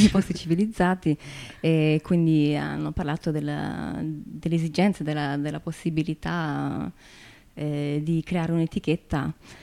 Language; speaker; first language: Italian; native; Italian